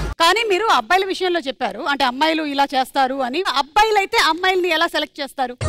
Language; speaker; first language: Telugu; non-native, local second language; Malayalam